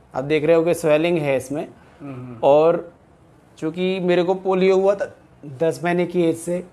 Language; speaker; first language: Hindi; native; Hindi